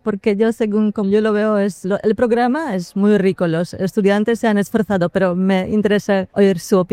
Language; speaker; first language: Spanish; non-native, fluent; Slovak